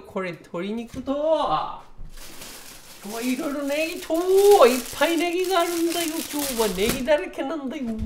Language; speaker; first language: Japanese; native; Japanese